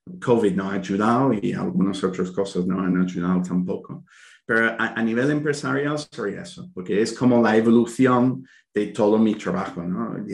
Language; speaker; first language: Spanish; non-native, fluent; English